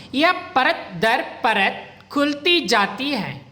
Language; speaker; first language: Hindi; non-native, local second language; Kannada